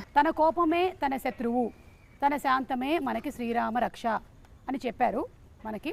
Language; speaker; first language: Telugu; native; Telugu